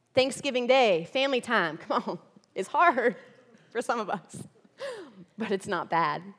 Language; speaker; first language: English; native; English